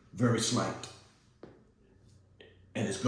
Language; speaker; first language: English; native; English